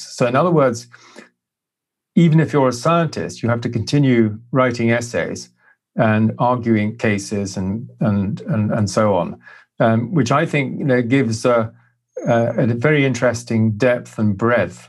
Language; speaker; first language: English; native; English